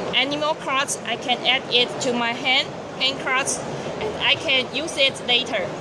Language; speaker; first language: English; non-native, learner; Chinese